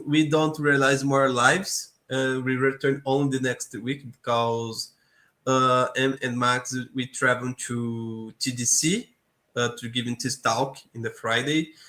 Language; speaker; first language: English; non-native, learner; Portuguese